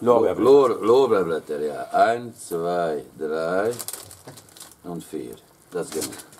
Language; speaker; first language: German; non-native, learner; Hungarian